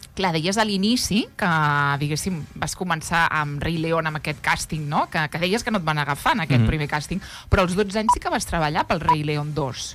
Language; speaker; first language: Catalan; native; Catalan